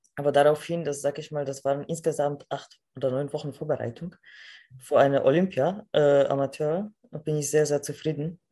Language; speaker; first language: German; non-native, fluent; Polish